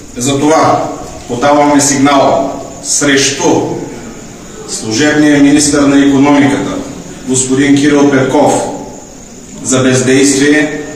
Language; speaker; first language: Bulgarian; non-native, local second language; Turkish